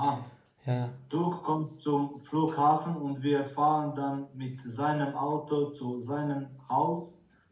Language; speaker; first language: German; non-native, learner; Croatian